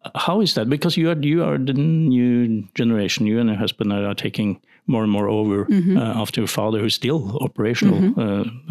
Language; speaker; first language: English; non-native, fluent; Norwegian